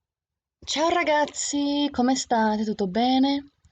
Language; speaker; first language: Italian; non-native, fluent; English